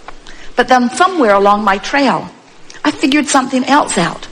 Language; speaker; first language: English; native; English